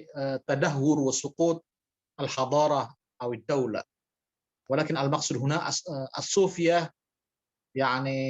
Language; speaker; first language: Arabic; non-native, fluent; Indonesian